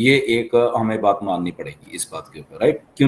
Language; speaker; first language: Hindi; native; Hindi